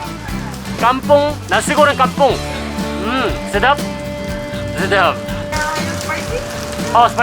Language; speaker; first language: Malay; non-native, learner; Korean